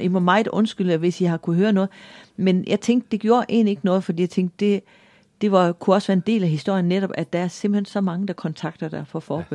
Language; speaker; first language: Danish; native; Danish